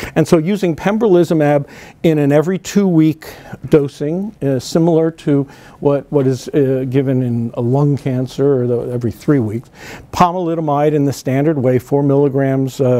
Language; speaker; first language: English; native; English